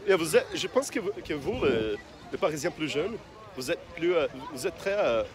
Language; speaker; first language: French; non-native, fluent; Portuguese